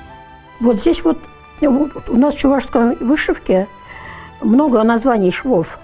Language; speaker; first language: Russian; non-native, local second language; Chuvash